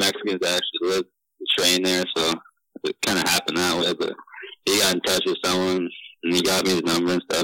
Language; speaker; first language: English; native; English